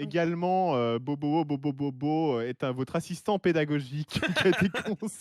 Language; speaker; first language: French; native; French